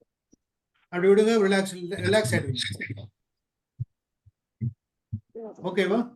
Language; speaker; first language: Tamil; native; Tamil